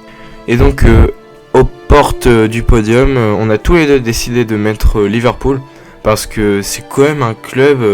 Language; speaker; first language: French; native; French